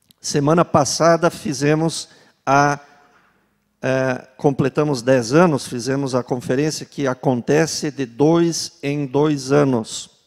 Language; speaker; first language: Portuguese; native; Portuguese